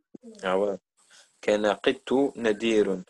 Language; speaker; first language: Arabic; non-native, learner; French